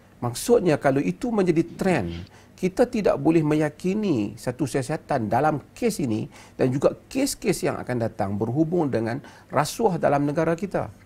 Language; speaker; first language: Malay; native; Malay